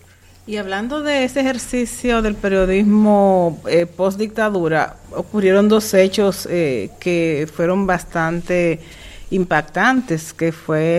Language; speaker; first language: Spanish; native; Spanish